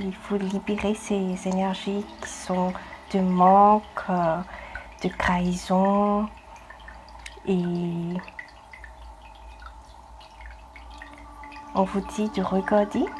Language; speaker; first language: French; non-native, fluent; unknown